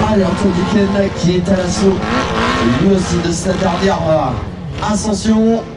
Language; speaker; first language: French; native; French